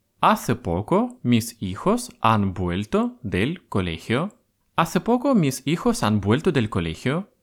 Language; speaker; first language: Spanish; non-native, fluent; Russian